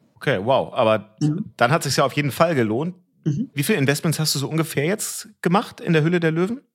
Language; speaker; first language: German; native; German